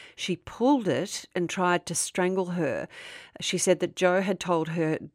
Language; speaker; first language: English; native; English